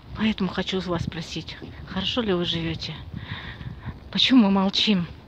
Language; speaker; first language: Russian; non-native, local second language; Kazakh